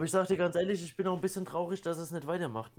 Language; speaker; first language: German; native; German